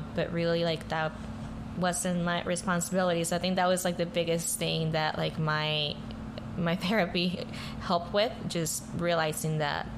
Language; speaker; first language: English; early bilingual, other home language; Spanish